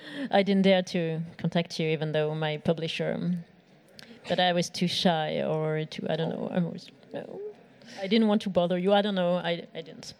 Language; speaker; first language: English; non-native, fluent; French